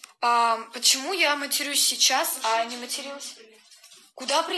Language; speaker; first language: Russian; native; Russian